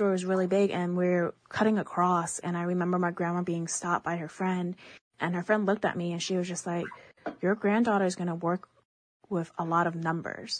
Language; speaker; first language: English; early bilingual, other home language; Chinese